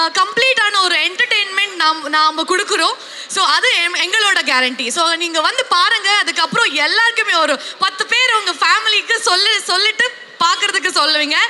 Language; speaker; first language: Tamil; non-native, learner; Kannada